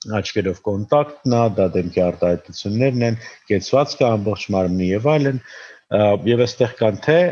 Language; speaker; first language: Armenian; native; Armenian